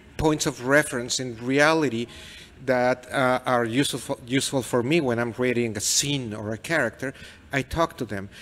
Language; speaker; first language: English; non-native, fluent; Spanish